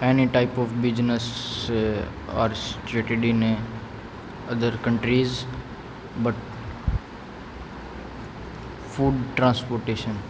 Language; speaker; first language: English; non-native, learner; Haryanvi